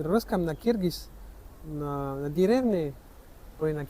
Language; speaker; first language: Russian; non-native, learner; French